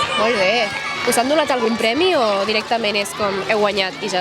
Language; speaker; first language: Catalan; native; Catalan